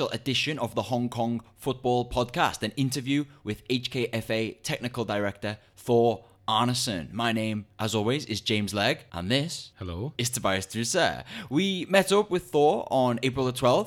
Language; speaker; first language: English; native; English